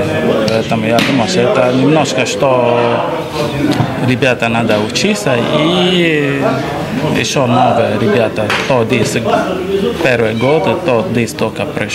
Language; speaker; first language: Russian; non-native, learner; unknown